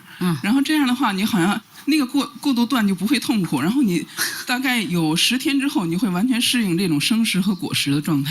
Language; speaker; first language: Chinese; native; Chinese